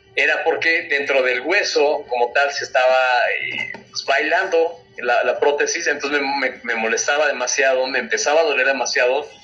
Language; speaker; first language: Spanish; native; Spanish